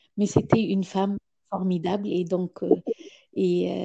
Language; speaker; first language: French; non-native, fluent; Amharic